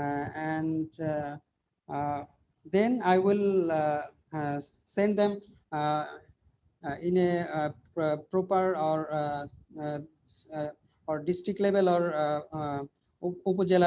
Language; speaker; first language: English; non-native, learner; Bangla